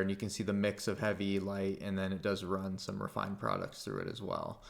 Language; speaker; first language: English; native; English